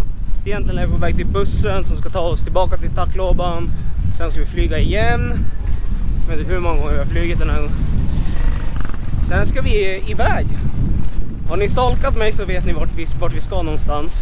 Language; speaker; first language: Swedish; native; Swedish